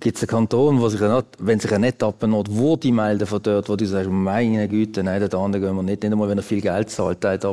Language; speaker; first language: German; native; German